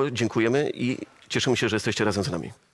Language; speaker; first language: Polish; native; Polish